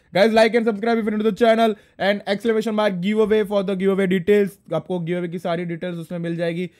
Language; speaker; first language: Hindi; non-native, local second language; Marathi